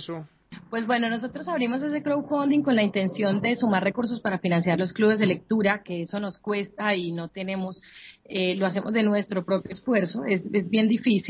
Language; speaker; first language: Spanish; native; Spanish